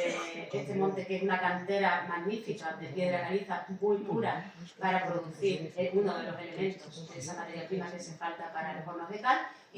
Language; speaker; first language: Spanish; native; Spanish